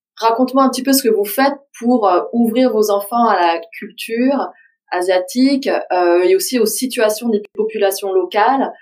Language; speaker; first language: French; early bilingual, other home language; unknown